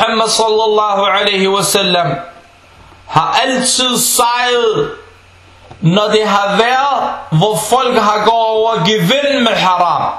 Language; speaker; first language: Danish; non-native, fluent; Arabic